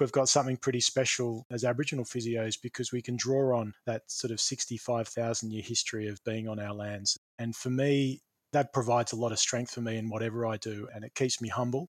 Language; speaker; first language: English; native; English